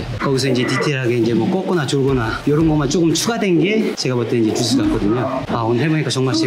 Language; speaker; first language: Korean; native; Korean